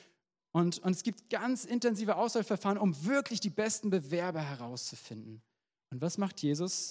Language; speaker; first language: German; native; German